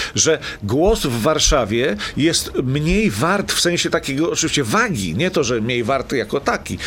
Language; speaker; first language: Polish; native; Polish